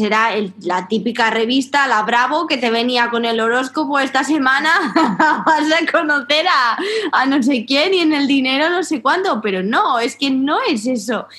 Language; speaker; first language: Spanish; native; Spanish